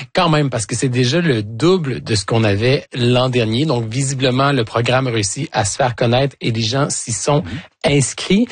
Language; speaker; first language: French; native; French